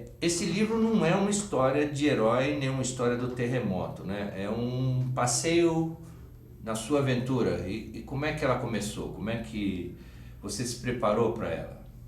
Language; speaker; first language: Portuguese; native; Portuguese